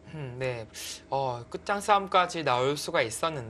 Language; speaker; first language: Korean; native; Korean